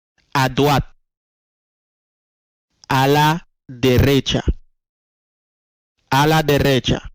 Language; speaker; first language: Spanish; non-native, fluent; Haitian Creole